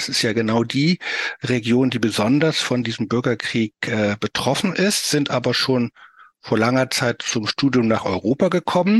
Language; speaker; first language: German; native; German